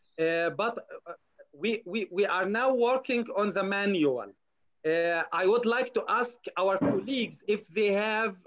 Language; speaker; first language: English; non-native, learner; Arabic